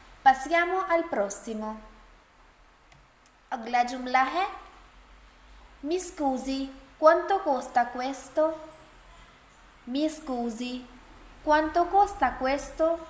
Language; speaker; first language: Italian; non-native, fluent; Urdu